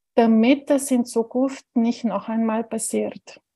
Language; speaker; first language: German; non-native, fluent; Bulgarian